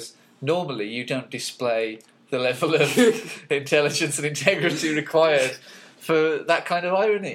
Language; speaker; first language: English; native; English